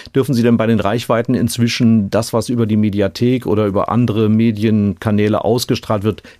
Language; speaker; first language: German; native; German